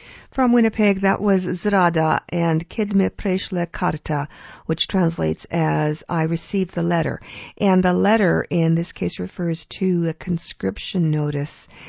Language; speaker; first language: English; early bilingual, other home language; Ukrainian